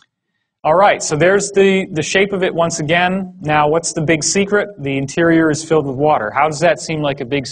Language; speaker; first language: English; native; English